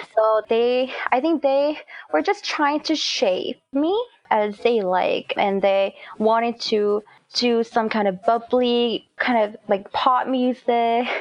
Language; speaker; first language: English; non-native, fluent; Korean